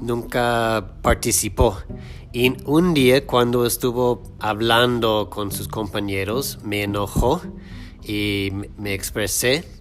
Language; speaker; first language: Spanish; non-native, fluent; English